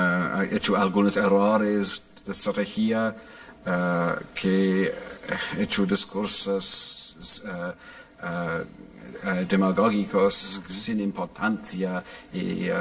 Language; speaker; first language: Spanish; non-native, fluent; English